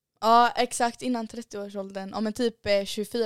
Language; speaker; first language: Swedish; early bilingual, other home language; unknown